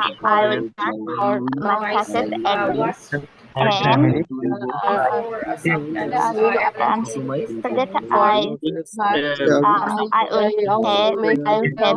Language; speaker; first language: English; non-native, learner; Bangla